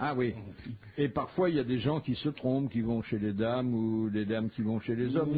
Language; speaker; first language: French; native; French